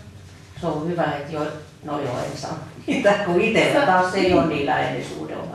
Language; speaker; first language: Finnish; native; Finnish